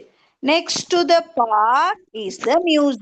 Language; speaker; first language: English; non-native, local second language; Tamil